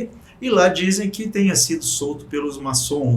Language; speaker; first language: Portuguese; native; Portuguese